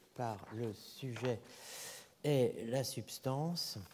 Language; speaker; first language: French; native; French